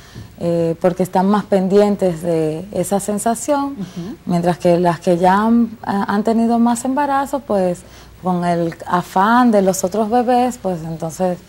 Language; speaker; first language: Spanish; native; Spanish